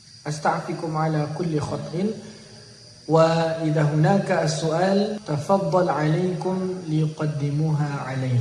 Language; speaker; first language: Arabic; non-native, learner; Indonesian